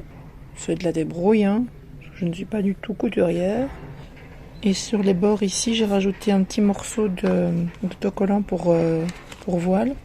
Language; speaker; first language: French; native; French